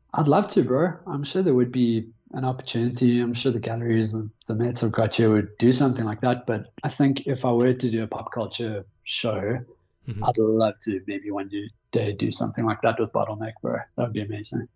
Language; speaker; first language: English; native; English